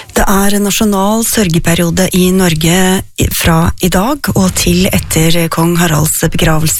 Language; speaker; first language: Norwegian; native; Norwegian